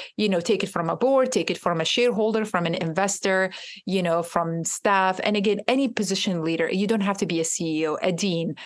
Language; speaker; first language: English; non-native, fluent; Arabic